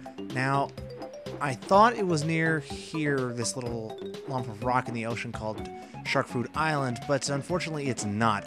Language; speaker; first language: English; native; English